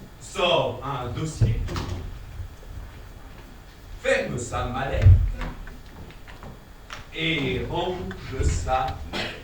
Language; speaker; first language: French; native; French